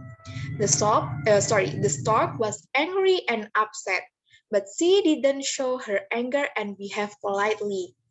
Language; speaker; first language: English; non-native, learner; Indonesian